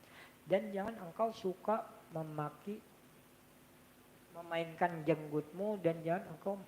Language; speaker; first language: Indonesian; non-native, local second language; Banjar